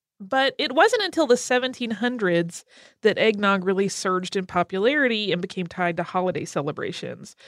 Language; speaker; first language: English; native; English